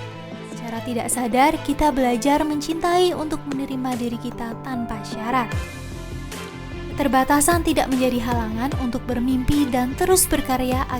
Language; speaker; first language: Indonesian; native; Indonesian